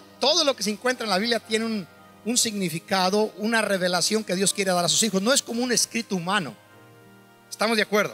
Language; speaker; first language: Spanish; native; Spanish